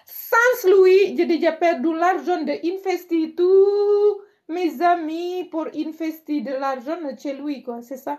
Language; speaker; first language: French; non-native, learner; Indonesian